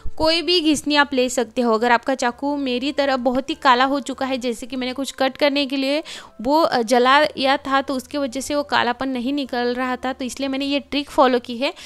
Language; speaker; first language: Hindi; non-native, local second language; Marathi